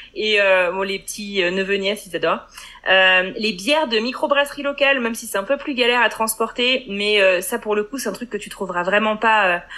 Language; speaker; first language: French; native; French